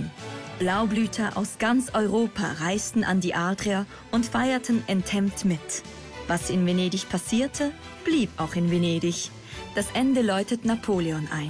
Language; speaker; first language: German; native; German